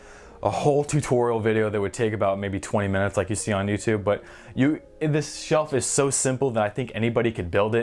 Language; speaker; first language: English; native; English